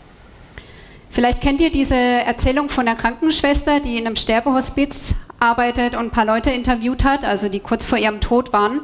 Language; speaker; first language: German; native; German